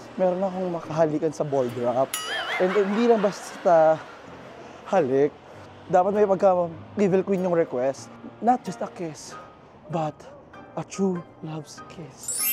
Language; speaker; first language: Filipino; native; Filipino